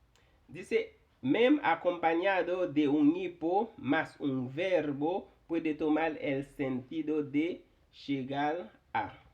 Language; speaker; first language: Spanish; non-native, fluent; Haitian Creole